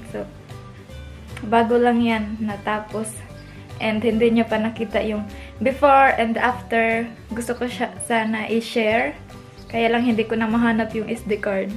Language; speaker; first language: Filipino; non-native, local second language; Cebuano